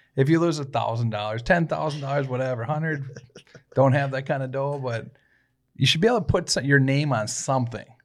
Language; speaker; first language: English; native; English